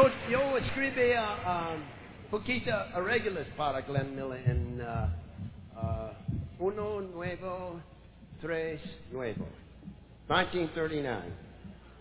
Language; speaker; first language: Spanish; non-native, learner; English